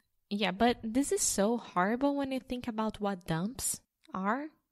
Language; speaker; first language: English; non-native, fluent; Portuguese